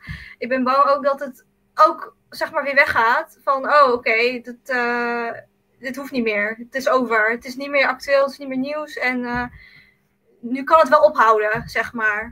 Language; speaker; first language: Dutch; early bilingual, other home language; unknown